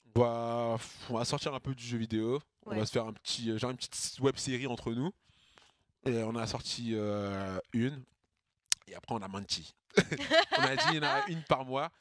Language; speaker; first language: French; native; French